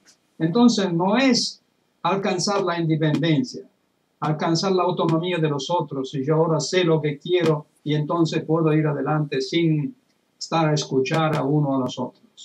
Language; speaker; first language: Spanish; non-native, fluent; Italian